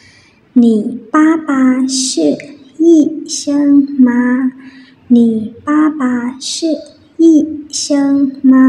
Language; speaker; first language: Chinese; non-native, fluent; Thai